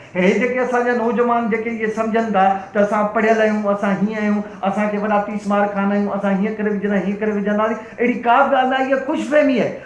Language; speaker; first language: Sindhi; native; Sindhi